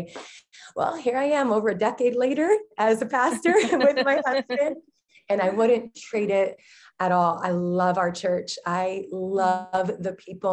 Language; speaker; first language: English; native; English